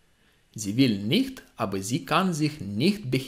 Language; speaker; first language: German; non-native, fluent; Russian